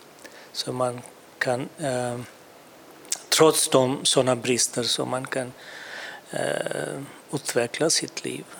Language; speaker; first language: Swedish; non-native, fluent; Urdu